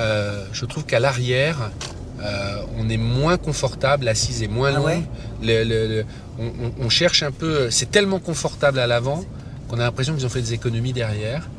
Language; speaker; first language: French; native; French